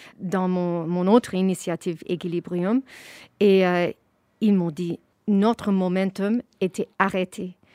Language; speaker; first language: French; non-native, fluent; English